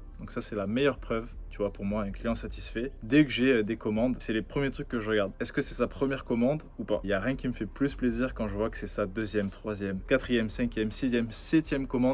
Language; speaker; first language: French; native; French